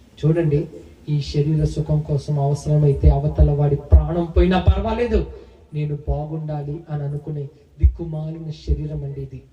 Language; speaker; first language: Telugu; native; Telugu